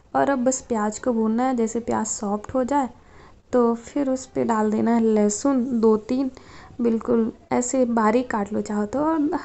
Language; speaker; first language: Hindi; native; Hindi